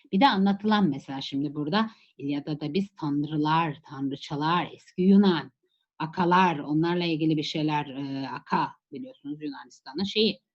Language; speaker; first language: Turkish; native; Turkish